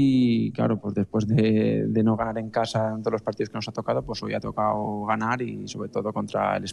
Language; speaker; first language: Spanish; native; Spanish